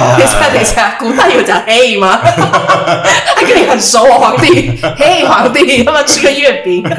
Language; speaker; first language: Chinese; native; Chinese